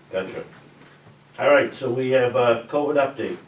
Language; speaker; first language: English; native; English